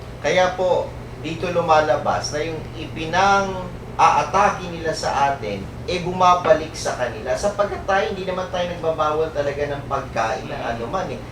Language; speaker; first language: Filipino; native; Filipino